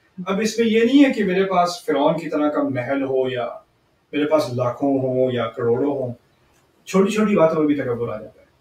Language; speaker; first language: Urdu; early bilingual, heritage; Urdu